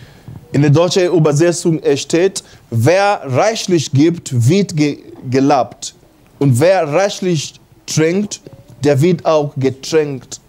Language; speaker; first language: German; non-native, learner; English